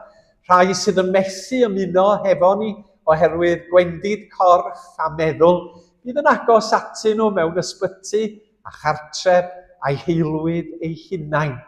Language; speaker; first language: Welsh; native; Welsh